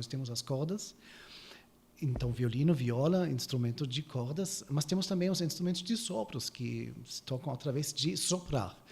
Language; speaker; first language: Portuguese; non-native, fluent; German